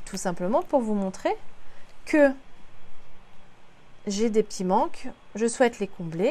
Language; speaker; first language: French; native; French